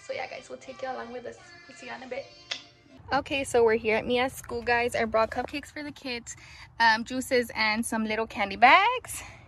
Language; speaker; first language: English; early bilingual, other home language; Spanish